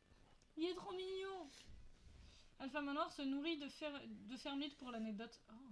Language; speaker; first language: French; native; French